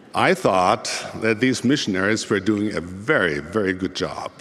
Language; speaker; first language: English; early bilingual, other home language; German